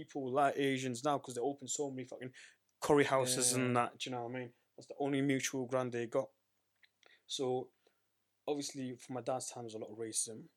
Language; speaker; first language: English; native; English